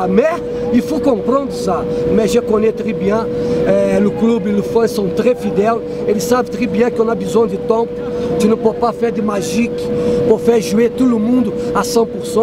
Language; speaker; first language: French; non-native, learner; Portuguese